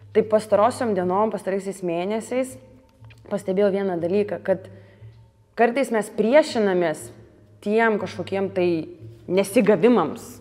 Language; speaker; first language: Lithuanian; early bilingual, other home language; Russian